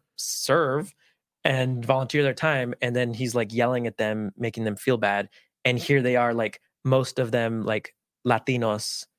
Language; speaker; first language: English; early bilingual, other home language; Spanish